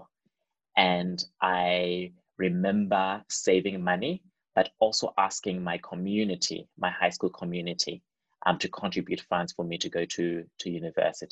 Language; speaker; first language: English; non-native, local second language; Shona